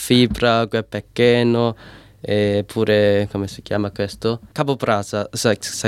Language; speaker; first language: Italian; non-native, learner; Cantonese